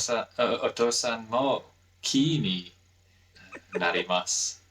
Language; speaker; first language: Japanese; non-native, learner; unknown